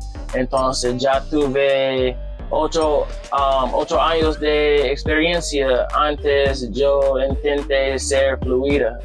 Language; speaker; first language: Spanish; non-native, learner; English